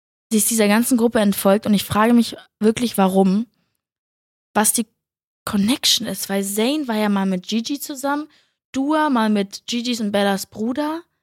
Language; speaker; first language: German; native; German